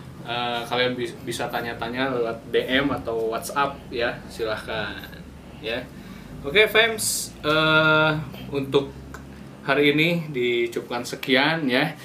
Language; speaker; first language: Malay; non-native, local second language; Sundanese